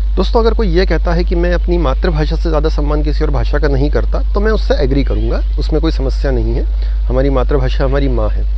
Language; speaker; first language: Hindi; native; Hindi